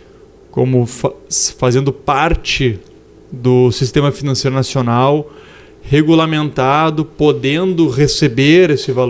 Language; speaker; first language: Portuguese; native; Portuguese